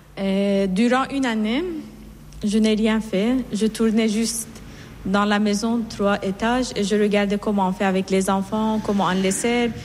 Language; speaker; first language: French; non-native, fluent; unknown